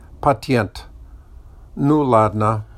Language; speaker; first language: Russian; non-native, learner; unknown